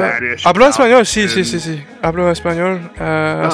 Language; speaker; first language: Spanish; non-native, learner; English